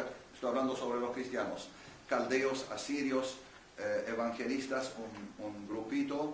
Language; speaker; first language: Spanish; non-native, fluent; Arabic